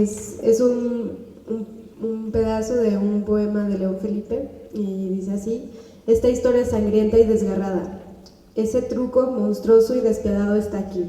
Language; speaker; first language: Spanish; native; Spanish